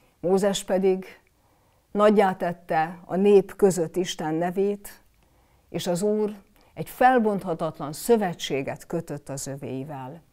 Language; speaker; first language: Hungarian; native; Hungarian